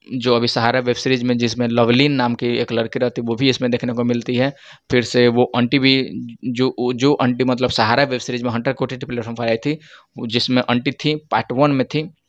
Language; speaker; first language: Hindi; native; Hindi